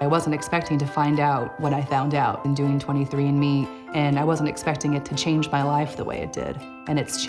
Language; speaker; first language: English; native; English